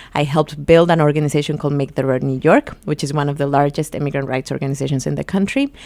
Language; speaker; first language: English; early bilingual, other home language; Spanish